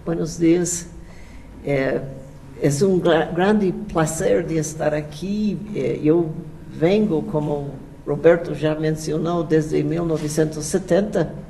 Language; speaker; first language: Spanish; non-native, fluent; English